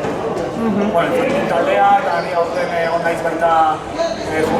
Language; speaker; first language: Basque; non-native, local second language; Spanish